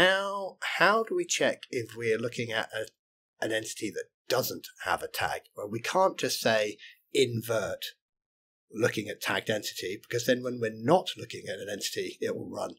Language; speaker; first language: English; native; English